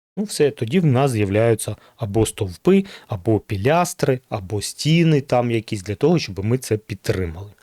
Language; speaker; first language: Ukrainian; non-native, local second language; Russian